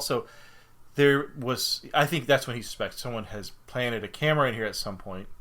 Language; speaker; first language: English; native; English